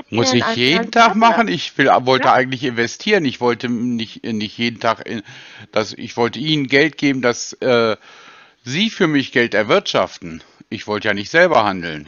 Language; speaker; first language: German; native; German